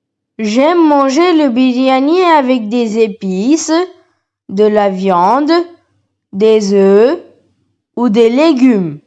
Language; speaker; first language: French; non-native, learner; Tamil